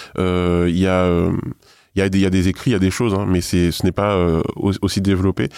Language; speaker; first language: French; native; French